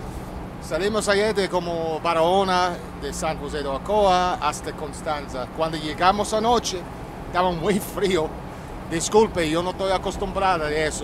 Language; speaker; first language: Spanish; non-native, learner; English